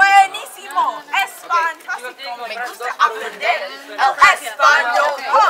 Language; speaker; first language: Spanish; non-native, learner; English